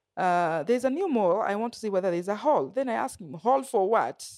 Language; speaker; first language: English; non-native, local second language; Kikuyu